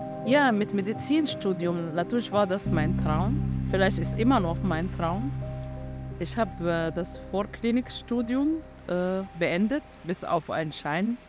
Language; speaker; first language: German; non-native, fluent; Arabic